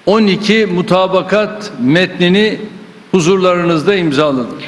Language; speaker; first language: Turkish; native; Turkish